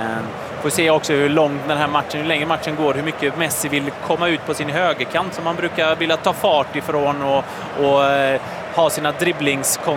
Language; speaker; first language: Swedish; native; Swedish